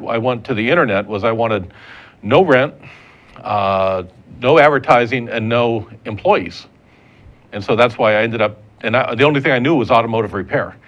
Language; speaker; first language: English; native; English